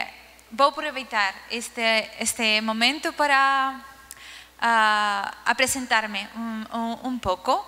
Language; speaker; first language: Portuguese; non-native, learner; Spanish